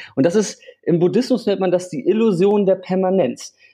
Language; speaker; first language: German; native; German